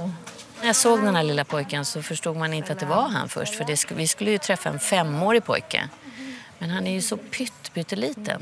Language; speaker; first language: Swedish; native; Swedish